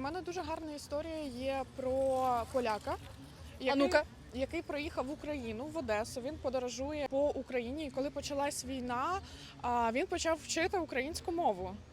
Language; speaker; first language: Ukrainian; non-native, local second language; Russian